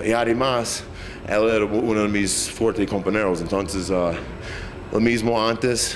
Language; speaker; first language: Spanish; non-native, fluent; English